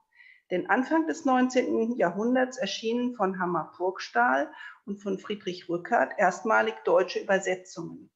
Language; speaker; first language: German; native; German